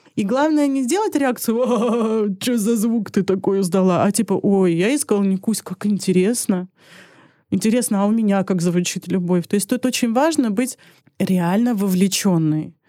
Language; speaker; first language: Russian; early bilingual, other home language; Armenian